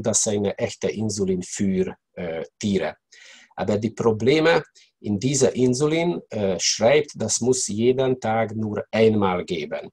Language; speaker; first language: German; non-native, learner; Hungarian